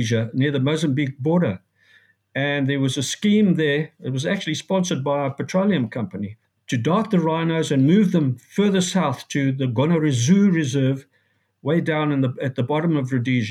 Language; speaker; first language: English; native; English